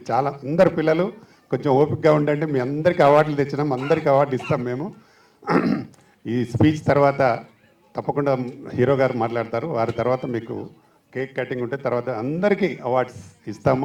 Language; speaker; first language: Telugu; native; Telugu